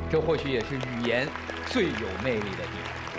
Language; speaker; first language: Chinese; native; Chinese